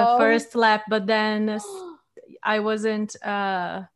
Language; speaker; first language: English; non-native, fluent; Portuguese